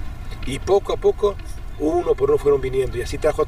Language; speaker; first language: Spanish; native; Spanish